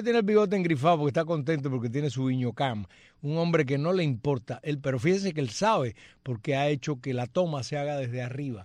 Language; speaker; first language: Spanish; native; Spanish